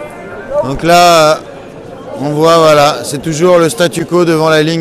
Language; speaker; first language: French; native; French